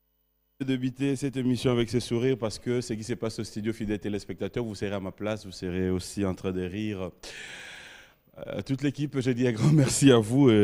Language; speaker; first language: French; non-native, local second language; Lingala